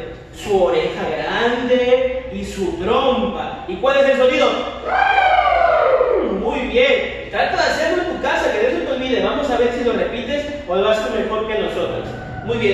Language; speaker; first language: Spanish; native; Spanish